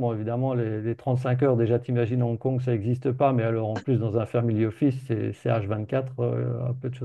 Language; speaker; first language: French; native; French